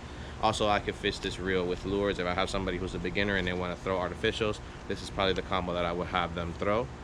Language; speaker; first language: English; native; English